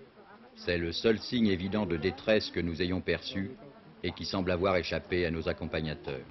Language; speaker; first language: French; native; French